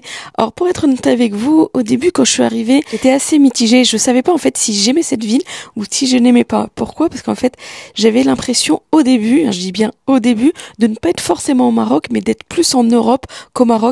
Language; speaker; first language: French; early bilingual, other home language; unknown